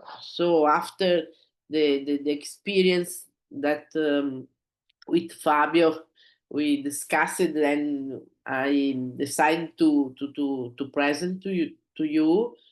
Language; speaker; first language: English; non-native, learner; Italian